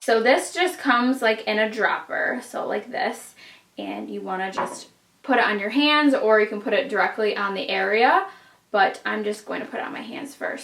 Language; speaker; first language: English; native; English